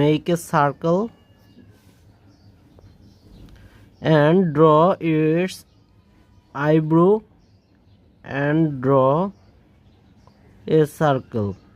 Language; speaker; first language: English; non-native, learner; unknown